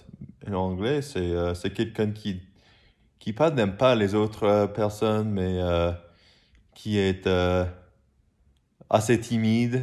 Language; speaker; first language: French; non-native, learner; English